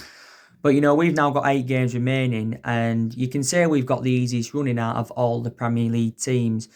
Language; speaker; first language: English; native; English